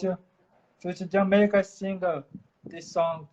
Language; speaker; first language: English; non-native, learner; Portuguese